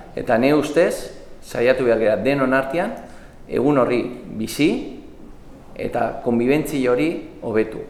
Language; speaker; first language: Basque; native; Basque